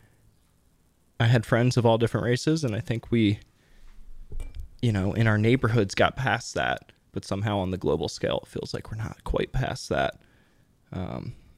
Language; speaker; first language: English; native; English